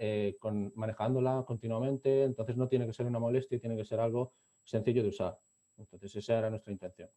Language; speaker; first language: Spanish; native; Spanish